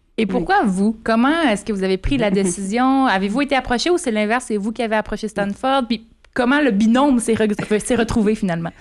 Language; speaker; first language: French; native; French